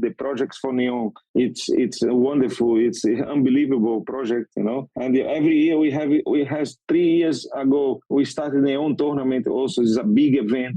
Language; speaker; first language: English; non-native, learner; Portuguese